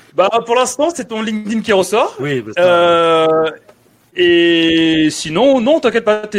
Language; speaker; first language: French; native; French